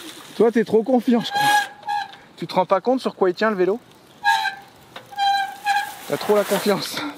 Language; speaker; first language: French; native; French